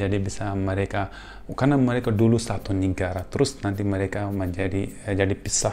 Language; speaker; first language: Indonesian; non-native, fluent; Urdu